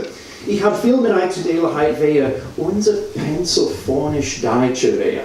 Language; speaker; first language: German; non-native, learner; English